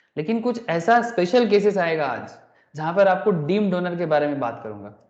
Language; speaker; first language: Hindi; non-native, local second language; Bangla